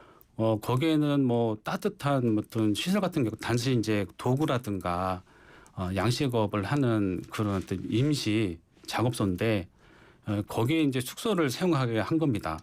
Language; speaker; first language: Korean; native; Korean